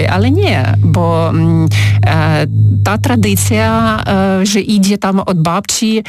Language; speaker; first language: Polish; non-native, fluent; Ukrainian